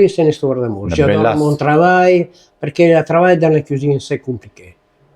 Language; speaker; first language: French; non-native, learner; Italian